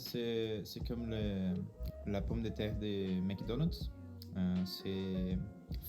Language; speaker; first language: French; non-native, learner; Portuguese